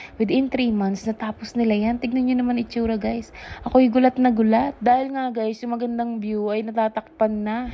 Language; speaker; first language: Filipino; native; Filipino